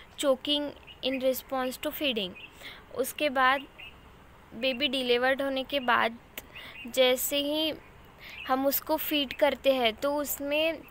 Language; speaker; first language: Hindi; non-native, local second language; Marathi